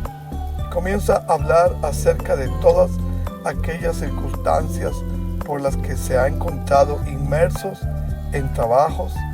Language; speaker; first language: Spanish; native; Spanish